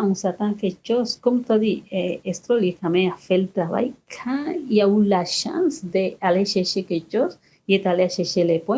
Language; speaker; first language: French; non-native, fluent; Spanish